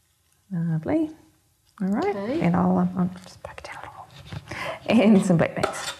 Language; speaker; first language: English; native; English